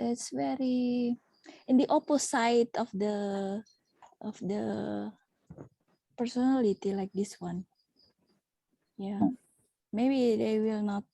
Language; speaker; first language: English; non-native, learner; Indonesian